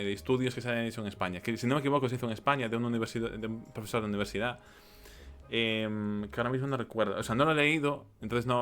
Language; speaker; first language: Spanish; native; Spanish